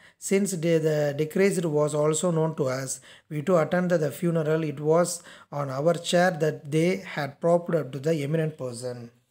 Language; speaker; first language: English; non-native, local second language; Tamil